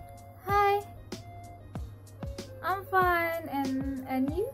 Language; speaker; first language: English; non-native, learner; Indonesian